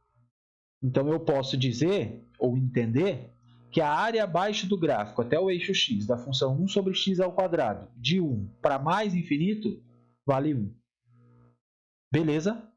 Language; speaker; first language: Portuguese; native; Portuguese